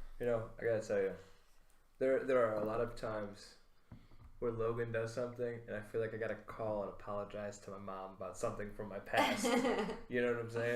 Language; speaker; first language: English; native; English